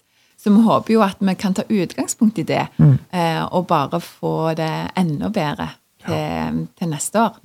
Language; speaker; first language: Norwegian; native; Norwegian